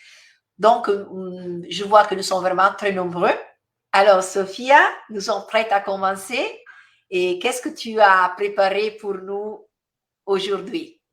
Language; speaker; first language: French; non-native, fluent; Italian